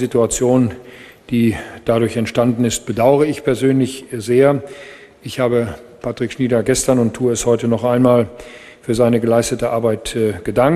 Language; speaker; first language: German; native; German